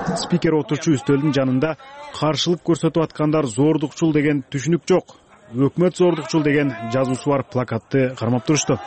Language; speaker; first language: Kyrgyz; native; Kyrgyz